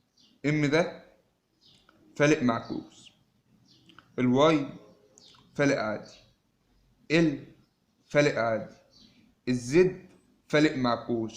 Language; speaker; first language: Arabic; native; Arabic